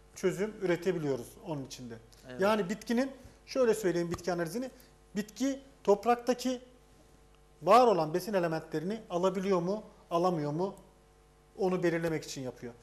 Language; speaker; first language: Turkish; native; Turkish